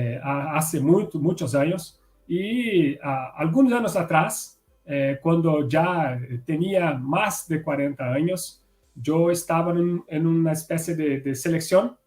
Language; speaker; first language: Spanish; non-native, fluent; Portuguese